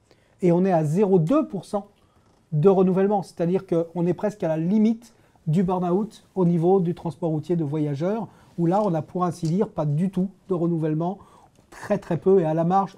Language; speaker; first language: French; native; French